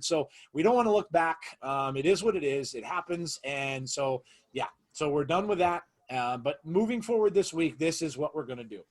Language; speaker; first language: English; native; English